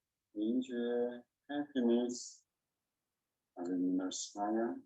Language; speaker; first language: English; non-native, learner; Chinese